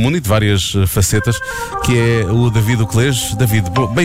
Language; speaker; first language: Portuguese; native; Portuguese